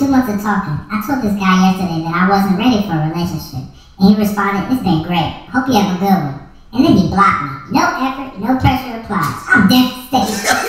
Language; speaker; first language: English; native; English